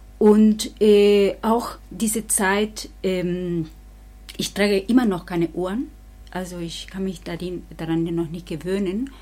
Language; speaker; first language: German; non-native, fluent; Spanish